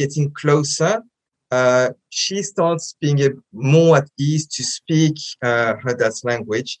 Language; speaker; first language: English; non-native, fluent; French